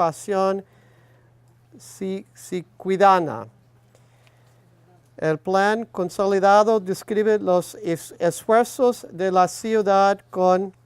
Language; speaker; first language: Spanish; non-native, learner; English